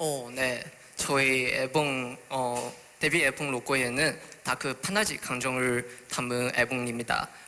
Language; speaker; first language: Korean; non-native, learner; Chinese